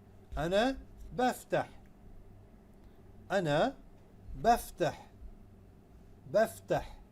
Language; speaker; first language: Arabic; non-native, fluent; Urdu